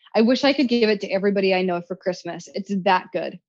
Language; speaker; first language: English; native; English